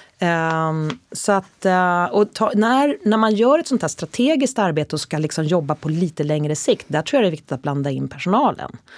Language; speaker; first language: Swedish; native; Swedish